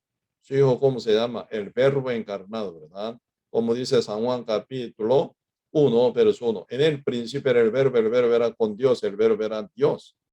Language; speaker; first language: Spanish; non-native, fluent; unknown